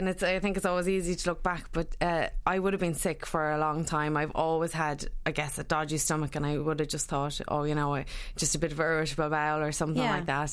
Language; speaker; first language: English; native; English